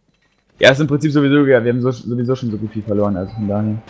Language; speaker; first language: German; native; German